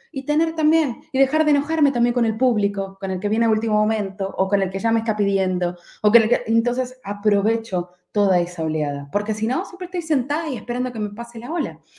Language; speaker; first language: Spanish; native; Spanish